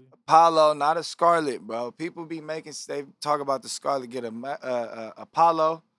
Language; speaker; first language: English; native; English